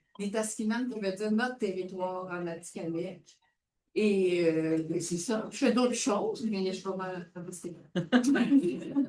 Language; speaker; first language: French; non-native, local second language; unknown